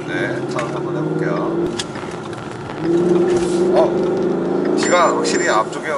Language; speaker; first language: Korean; native; Korean